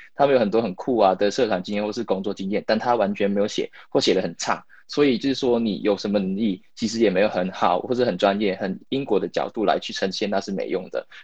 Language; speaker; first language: Chinese; non-native, local second language; Cantonese